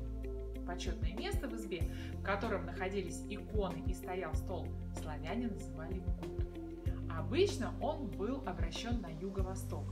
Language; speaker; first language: Russian; native; Russian